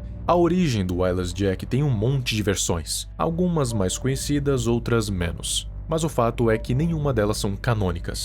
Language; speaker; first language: Portuguese; native; Portuguese